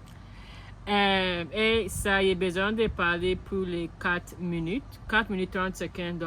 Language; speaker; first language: French; non-native, learner; Akan